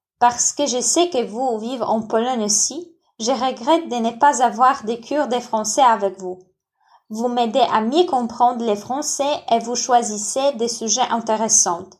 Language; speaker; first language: French; non-native, fluent; Polish